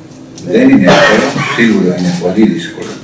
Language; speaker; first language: Greek; non-native, learner; Spanish